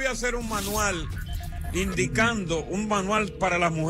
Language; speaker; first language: Spanish; native; Spanish